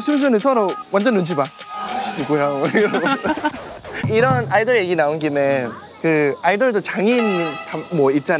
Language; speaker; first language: Korean; non-native, fluent; Thai